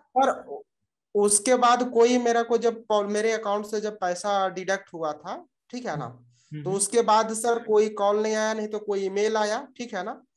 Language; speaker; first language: Hindi; native; Hindi